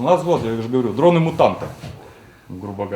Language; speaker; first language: Russian; native; Russian